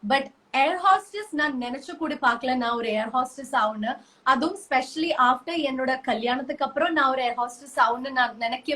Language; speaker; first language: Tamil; non-native, learner; Malayalam